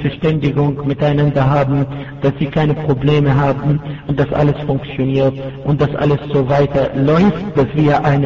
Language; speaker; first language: German; non-native, fluent; Arabic